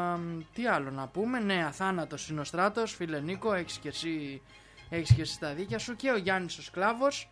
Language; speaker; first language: Greek; native; Greek